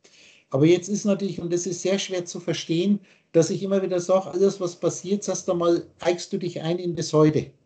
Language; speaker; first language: German; native; German